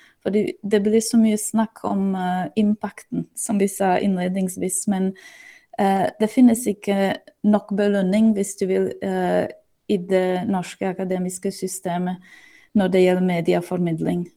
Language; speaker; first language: Norwegian; non-native, fluent; Slovak